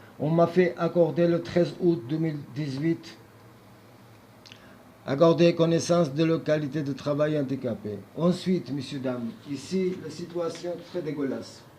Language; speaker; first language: French; non-native, learner; Georgian